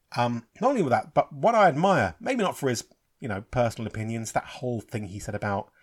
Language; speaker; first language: English; native; English